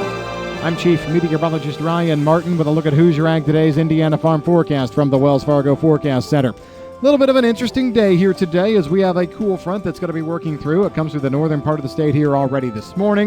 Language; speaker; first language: English; native; English